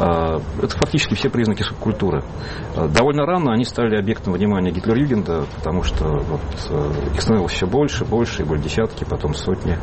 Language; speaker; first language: Russian; native; Russian